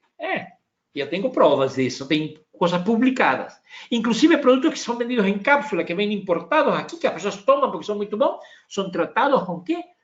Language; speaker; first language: Portuguese; non-native, fluent; Spanish